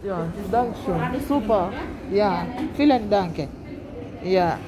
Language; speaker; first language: German; non-native, learner; Lingala